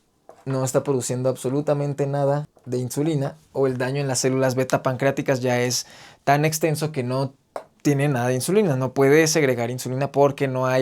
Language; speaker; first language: Spanish; native; Spanish